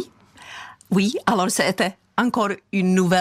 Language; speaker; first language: French; non-native, fluent; Czech